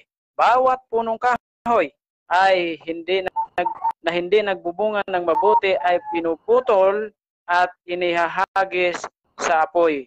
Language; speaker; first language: Filipino; native; Filipino